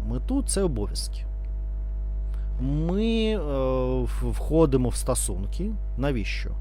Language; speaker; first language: Ukrainian; non-native, learner; Russian